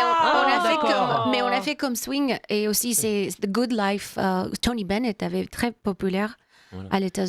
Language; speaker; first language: French; non-native, learner; English